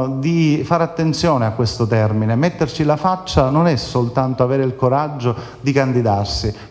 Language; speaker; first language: Italian; native; Italian